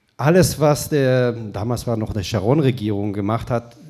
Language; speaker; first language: German; non-native, fluent; Hebrew